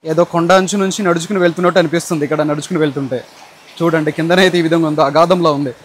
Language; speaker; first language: Telugu; non-native, local second language; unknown